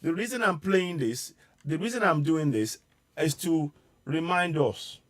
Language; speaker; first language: English; non-native, local second language; Yoruba